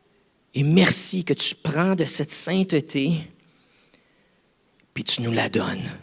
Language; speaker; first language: French; native; French